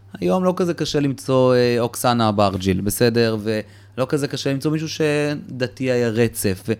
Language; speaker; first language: Hebrew; early bilingual, other home language; Russian